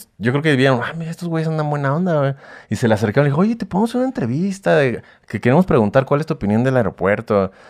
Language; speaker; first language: Spanish; native; Spanish